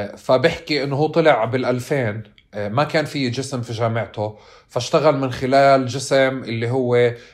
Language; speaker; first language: Arabic; native; Arabic